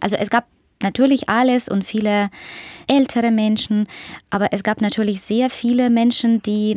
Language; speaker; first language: German; non-native, fluent; Ukrainian